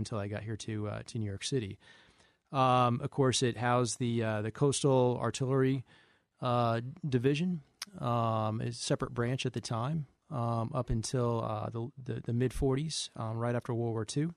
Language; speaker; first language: English; native; English